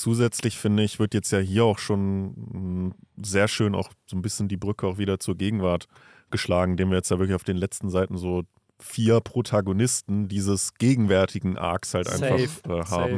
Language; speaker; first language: German; native; German